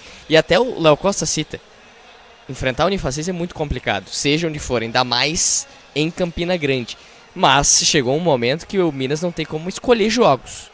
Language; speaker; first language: Portuguese; native; Portuguese